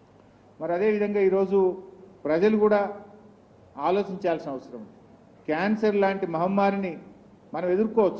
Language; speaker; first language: Telugu; native; Telugu